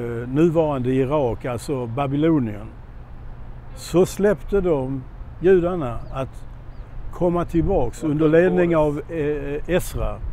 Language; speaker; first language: Swedish; non-native, fluent; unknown